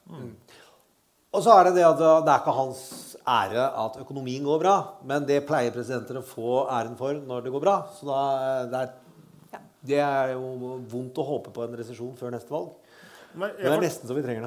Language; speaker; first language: Norwegian; native; Norwegian